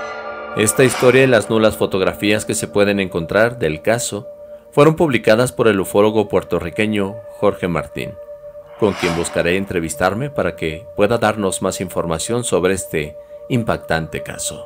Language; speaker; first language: Spanish; native; Spanish